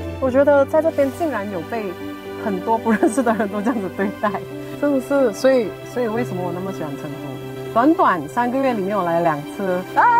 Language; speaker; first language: Chinese; native; Chinese